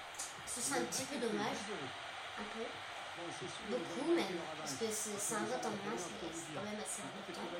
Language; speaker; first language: French; native; French